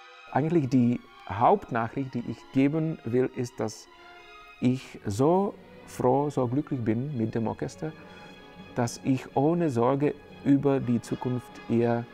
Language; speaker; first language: German; non-native, fluent; Czech